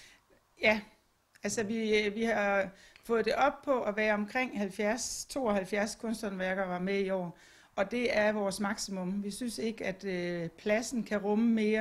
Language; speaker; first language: Danish; native; Danish